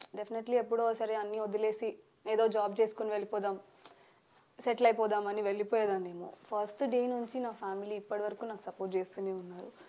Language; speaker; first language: Telugu; early bilingual, heritage; Telugu